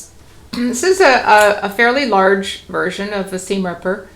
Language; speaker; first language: English; native; English